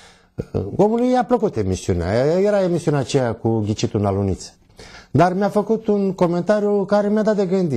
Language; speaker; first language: Romanian; native; Romanian